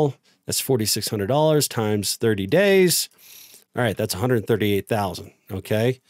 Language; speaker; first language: English; native; English